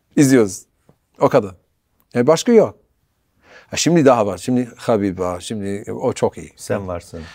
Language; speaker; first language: Turkish; non-native, learner; English